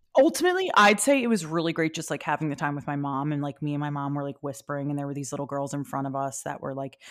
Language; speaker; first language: English; native; English